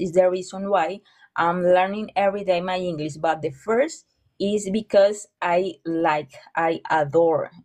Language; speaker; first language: English; non-native, learner; Spanish